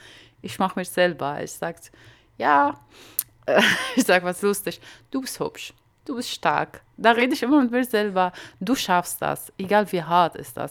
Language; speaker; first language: German; non-native, learner; Arabic